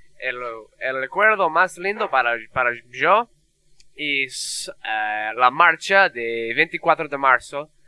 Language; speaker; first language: Spanish; non-native, learner; English